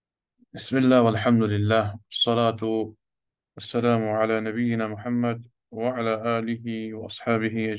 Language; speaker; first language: Arabic; non-native, fluent; Urdu